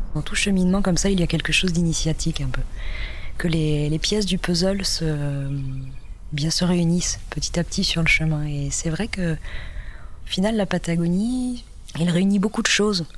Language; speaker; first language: French; native; French